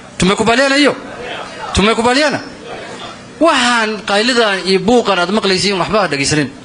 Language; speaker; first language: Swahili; non-native, local second language; Somali